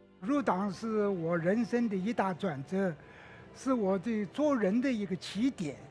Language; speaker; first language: Chinese; native; Chinese